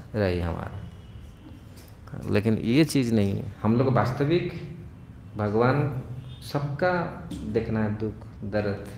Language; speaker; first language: Hindi; non-native, local second language; Odia